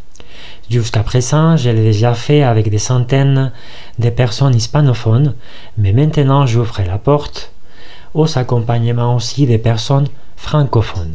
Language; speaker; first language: French; non-native, fluent; Spanish